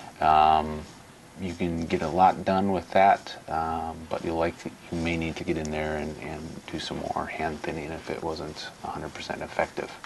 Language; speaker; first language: English; native; English